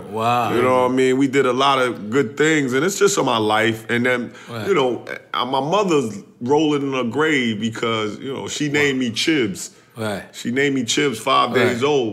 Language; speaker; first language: English; native; English